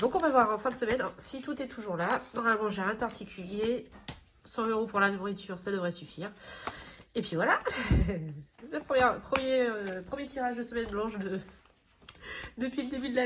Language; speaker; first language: French; native; French